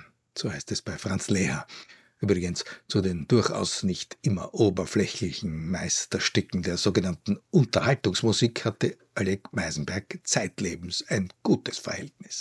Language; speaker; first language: German; native; German